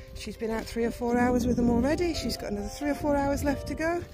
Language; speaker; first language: English; native; English